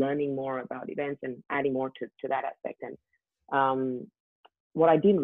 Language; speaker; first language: English; native; English